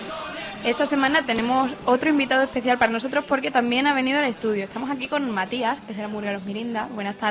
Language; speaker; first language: Spanish; native; Spanish